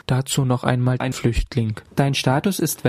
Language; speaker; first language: German; native; German